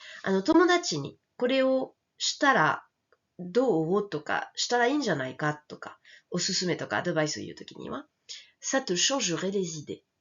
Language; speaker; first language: Japanese; non-native, fluent; French